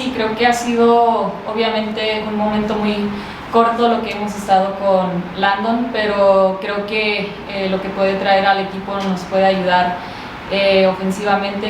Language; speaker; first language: Spanish; early bilingual, heritage; Spanish